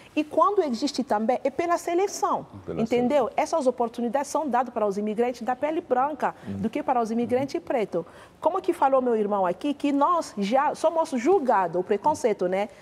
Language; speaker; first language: Portuguese; non-native, fluent; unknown